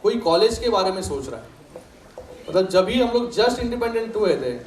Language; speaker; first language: Hindi; non-native, local second language; Marathi